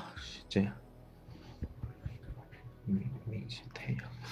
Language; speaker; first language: Chinese; non-native, learner; Korean